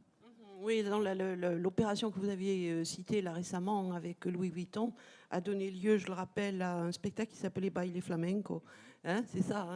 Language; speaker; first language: French; native; French